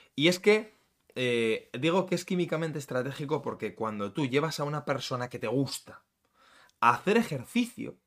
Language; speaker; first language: Spanish; native; Spanish